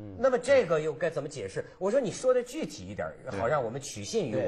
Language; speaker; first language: Chinese; native; Chinese